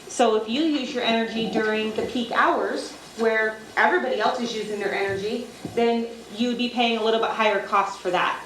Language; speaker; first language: English; native; English